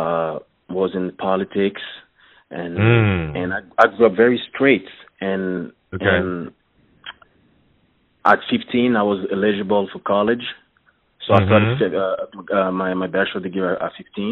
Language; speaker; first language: English; non-native, fluent; French